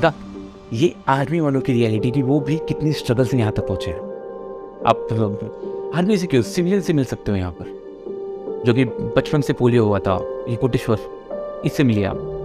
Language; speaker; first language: Hindi; native; Hindi